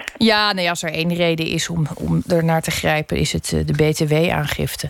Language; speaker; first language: Dutch; native; Dutch